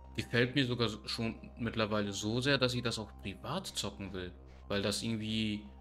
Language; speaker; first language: German; native; German